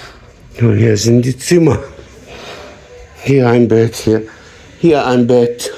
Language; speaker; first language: German; non-native, learner; Persian